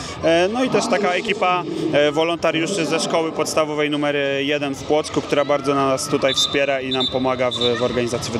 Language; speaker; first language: Polish; native; Polish